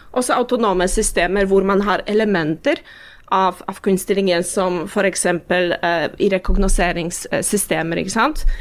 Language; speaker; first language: Norwegian; non-native, fluent; Polish